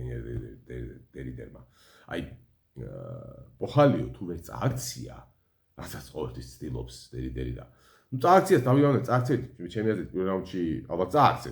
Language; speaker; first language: Georgian; native; Georgian